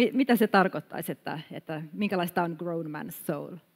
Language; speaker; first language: Finnish; native; Finnish